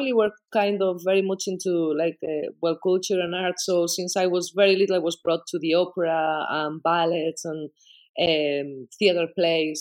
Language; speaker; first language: English; non-native, fluent; Spanish